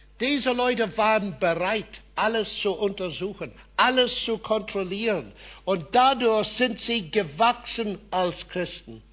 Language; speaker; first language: German; non-native, fluent; English